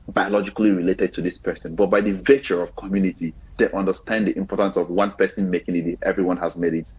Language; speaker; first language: English; non-native, local second language; Igbo